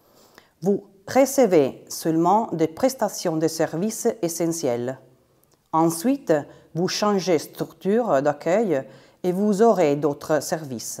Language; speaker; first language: French; non-native, fluent; Italian